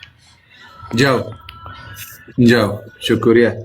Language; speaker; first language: Hindi; non-native, learner; Pashto